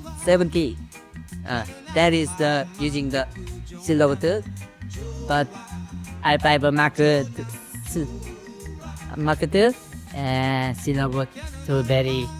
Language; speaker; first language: English; non-native, learner; Korean